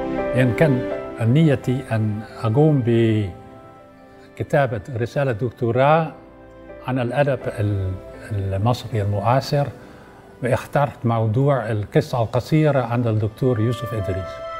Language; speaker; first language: Arabic; non-native, fluent; Dutch